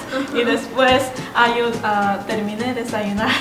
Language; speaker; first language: Spanish; non-native, fluent; Korean